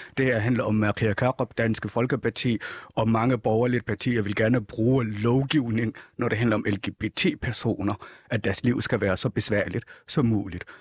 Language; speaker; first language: Danish; non-native, fluent; Somali